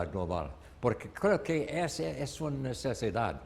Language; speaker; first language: Spanish; non-native, learner; English